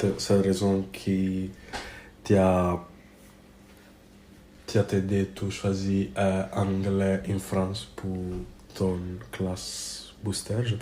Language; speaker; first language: French; non-native, learner; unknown